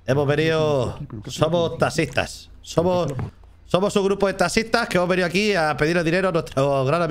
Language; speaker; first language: Spanish; native; Spanish